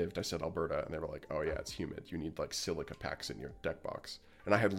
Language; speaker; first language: English; native; English